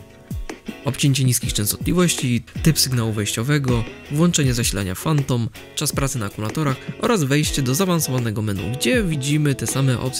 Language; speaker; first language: Polish; native; Polish